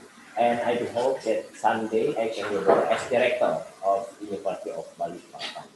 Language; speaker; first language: English; non-native, learner; Indonesian